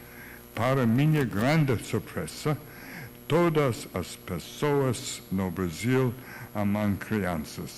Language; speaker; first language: Portuguese; non-native, learner; English